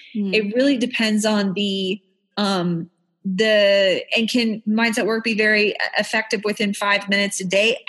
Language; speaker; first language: English; native; English